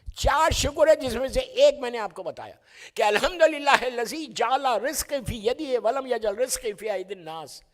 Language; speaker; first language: Urdu; native; Urdu